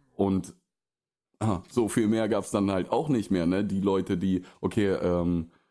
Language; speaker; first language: German; early bilingual, other home language; Russian